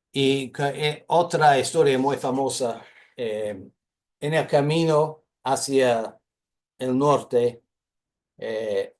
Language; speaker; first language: Spanish; non-native, fluent; English